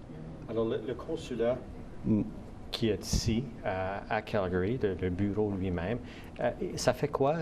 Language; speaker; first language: French; native; French